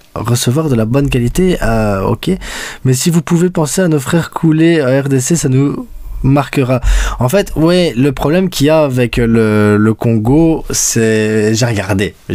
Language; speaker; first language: French; early bilingual, other home language; Spanish